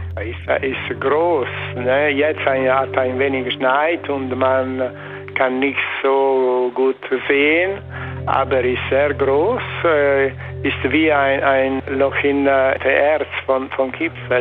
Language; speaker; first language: German; non-native, learner; Italian